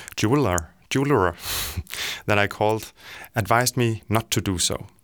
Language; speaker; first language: English; non-native, fluent; Danish